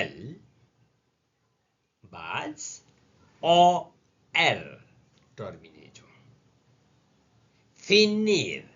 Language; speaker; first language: French; non-native, learner; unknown